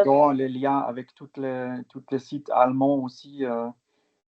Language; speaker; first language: French; non-native, fluent; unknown